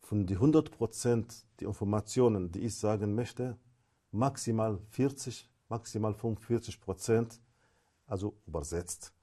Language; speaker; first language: German; non-native, fluent; Arabic